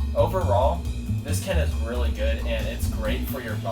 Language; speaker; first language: English; native; English